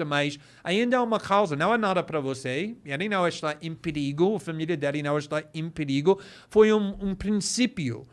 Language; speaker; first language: Portuguese; non-native, fluent; English